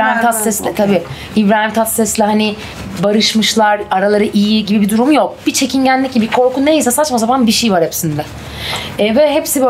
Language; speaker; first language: Turkish; native; Turkish